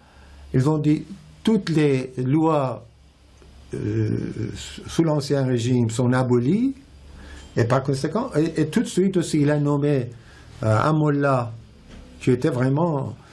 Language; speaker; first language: French; non-native, fluent; Persian